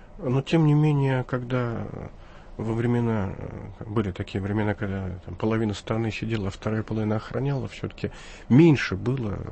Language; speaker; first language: Russian; native; Russian